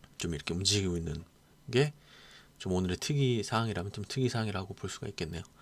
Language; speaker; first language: Korean; native; Korean